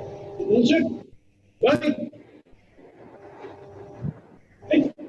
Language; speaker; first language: Japanese; native; Japanese